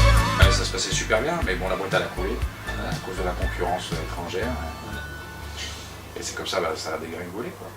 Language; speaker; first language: French; native; French